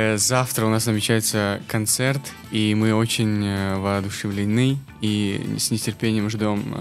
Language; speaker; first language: Russian; non-native, local second language; Persian